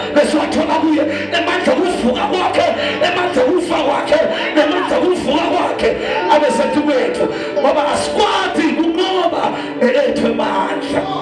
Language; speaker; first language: Zulu; non-native, local second language; Swati